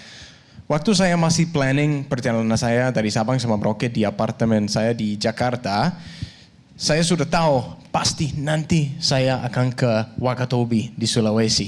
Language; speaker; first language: Indonesian; non-native, fluent; Danish